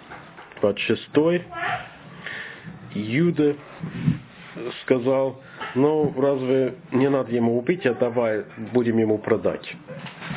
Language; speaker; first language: Russian; non-native, learner; English